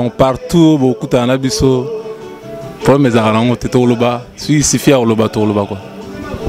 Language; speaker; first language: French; non-native, local second language; Lingala